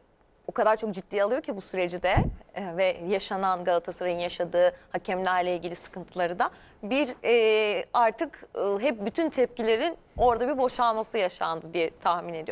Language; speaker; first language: Turkish; native; Turkish